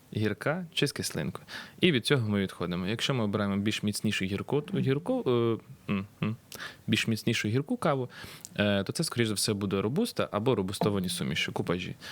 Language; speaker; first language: Ukrainian; non-native, local second language; Russian